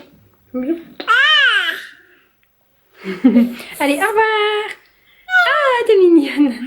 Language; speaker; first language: French; native; French